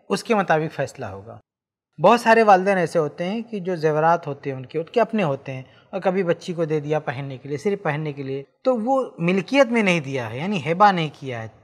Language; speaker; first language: Urdu; native; Urdu